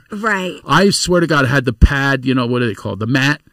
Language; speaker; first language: English; native; English